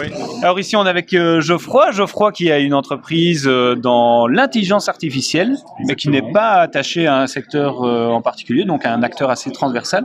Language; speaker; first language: French; native; French